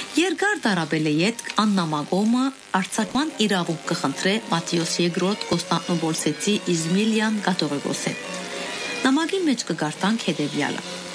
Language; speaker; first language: Armenian; early bilingual, heritage; Armenian